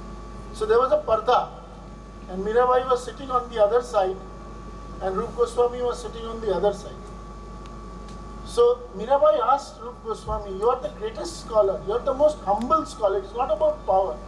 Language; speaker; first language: English; non-native, local second language; Bangla